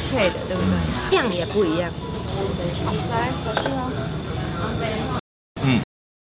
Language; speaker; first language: Chinese; native; Chinese